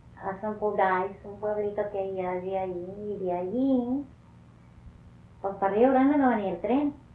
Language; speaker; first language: Spanish; early bilingual, heritage; Spanish